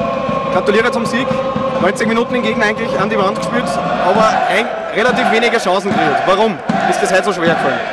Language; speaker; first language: German; native; German